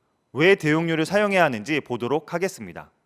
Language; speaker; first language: Korean; native; Korean